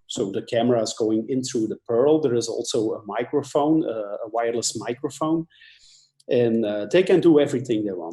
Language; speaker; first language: English; non-native, fluent; Dutch